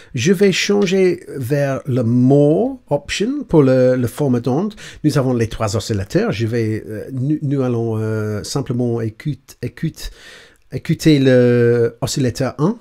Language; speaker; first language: French; non-native, learner; English